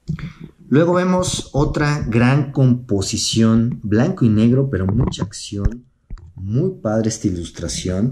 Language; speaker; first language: Spanish; native; Spanish